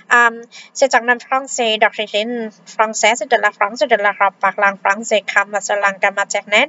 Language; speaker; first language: French; non-native, fluent; Vietnamese